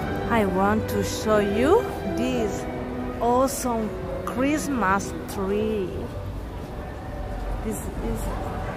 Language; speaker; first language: English; non-native, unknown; Italian